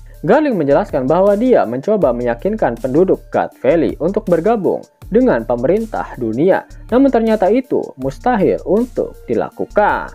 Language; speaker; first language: Indonesian; native; Indonesian